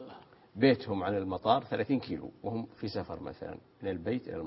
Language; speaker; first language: Arabic; native; Arabic